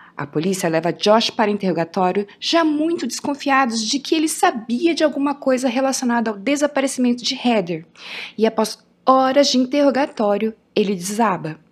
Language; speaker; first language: Portuguese; native; Portuguese